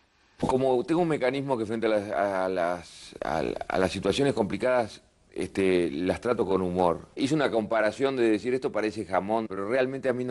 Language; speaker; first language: Spanish; native; Spanish